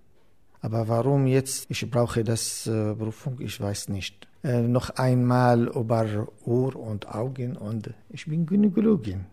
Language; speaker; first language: German; non-native, learner; Arabic